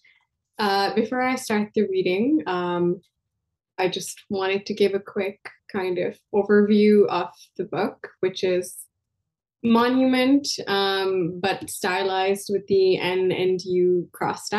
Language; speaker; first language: English; non-native, local second language; Urdu